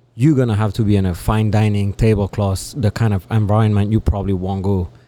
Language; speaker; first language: English; non-native, fluent; French